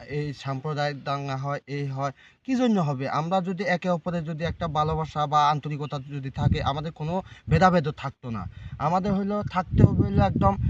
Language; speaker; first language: Bangla; non-native, local second language; Chakma